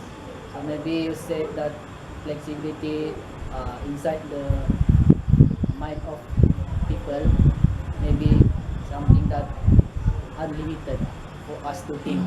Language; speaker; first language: English; non-native, learner; Malay